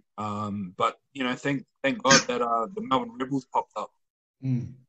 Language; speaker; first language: English; native; English